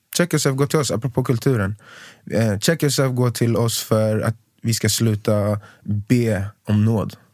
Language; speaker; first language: Swedish; native; Swedish